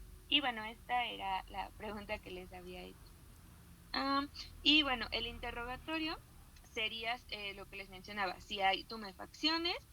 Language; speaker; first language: Spanish; native; Spanish